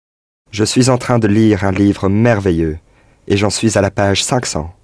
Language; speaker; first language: French; non-native, learner; English